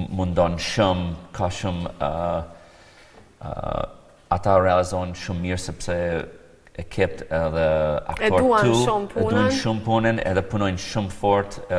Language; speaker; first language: Albanian; non-native, fluent; English